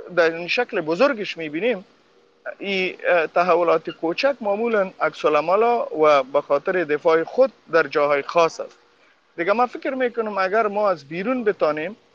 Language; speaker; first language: Persian; non-native, local second language; Pashto